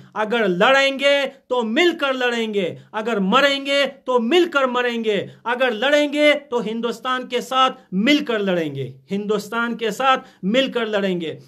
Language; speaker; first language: Hindi; non-native, fluent; Pashto